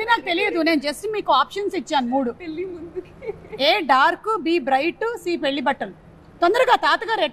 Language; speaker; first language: Telugu; native; Telugu